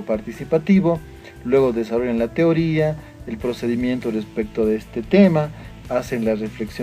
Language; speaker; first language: Spanish; native; Spanish